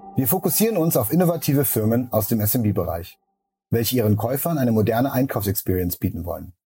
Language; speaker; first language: German; native; German